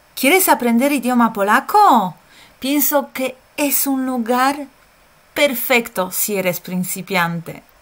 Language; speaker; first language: Spanish; non-native, fluent; Polish